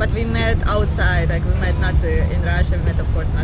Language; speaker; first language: English; non-native, learner; Russian